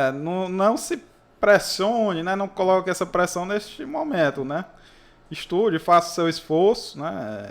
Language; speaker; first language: Portuguese; native; Portuguese